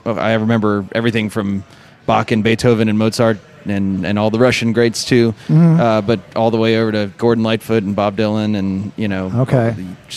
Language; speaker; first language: English; early bilingual, other home language; Russian